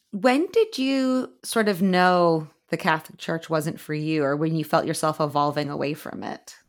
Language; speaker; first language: English; native; English